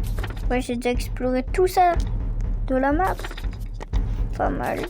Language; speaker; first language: French; native; French